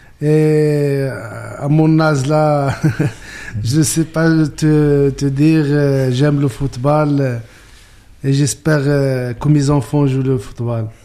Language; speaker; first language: French; non-native, learner; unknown